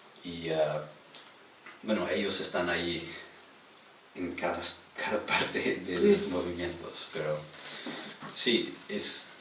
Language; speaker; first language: Spanish; non-native, fluent; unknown